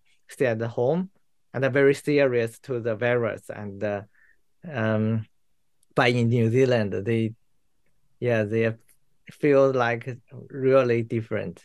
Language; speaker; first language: English; non-native, learner; Chinese